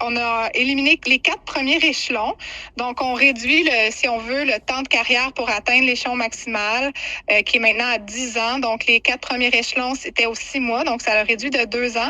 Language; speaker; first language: French; native; French